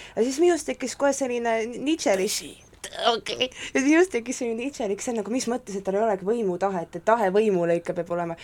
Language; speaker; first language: Estonian; native; Estonian